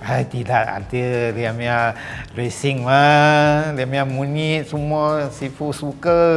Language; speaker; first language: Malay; non-native, local second language; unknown